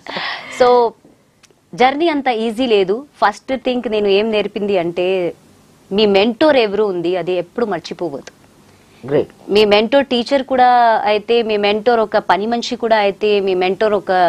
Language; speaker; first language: Telugu; non-native, local second language; Hindi